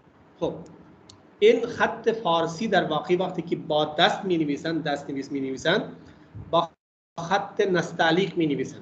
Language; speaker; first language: Persian; non-native, fluent; Urdu